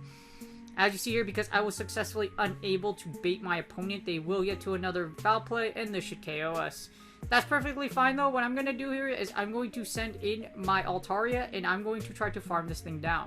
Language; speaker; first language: English; native; English